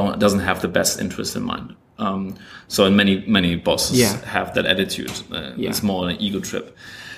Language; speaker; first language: English; non-native, fluent; German